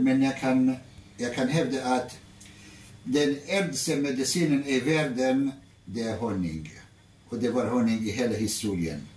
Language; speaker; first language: Norwegian; non-native, fluent; Arabic